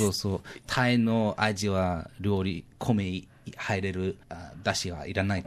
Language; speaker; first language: Japanese; non-native, learner; English